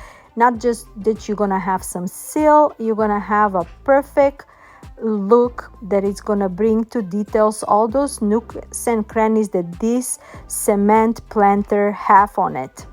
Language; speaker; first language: English; non-native, fluent; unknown